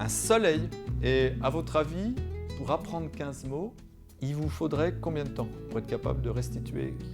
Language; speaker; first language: French; native; French